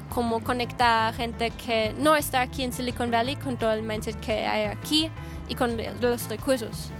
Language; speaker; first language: Spanish; non-native, fluent; German